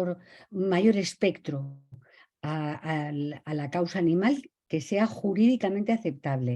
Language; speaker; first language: Spanish; native; Spanish